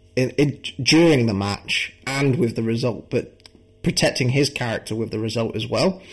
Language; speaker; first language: English; native; English